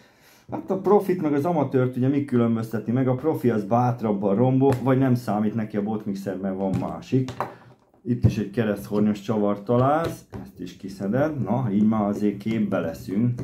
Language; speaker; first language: Hungarian; native; Hungarian